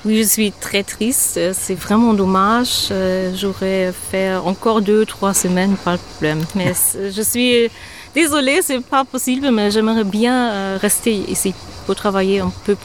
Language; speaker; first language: French; non-native, learner; German